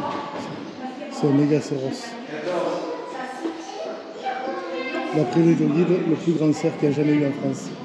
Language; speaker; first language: French; native; French